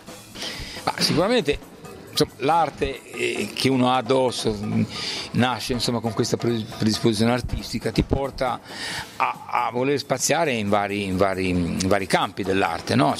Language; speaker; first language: Italian; native; Italian